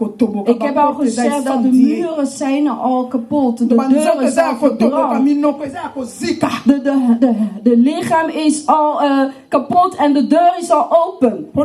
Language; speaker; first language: Dutch; non-native, learner; Lingala